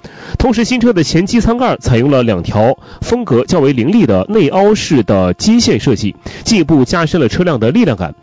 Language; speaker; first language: Chinese; native; Chinese